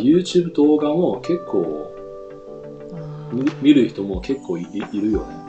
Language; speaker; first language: Japanese; non-native, fluent; Chinese